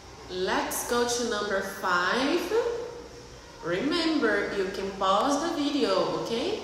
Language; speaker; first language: English; non-native, fluent; Portuguese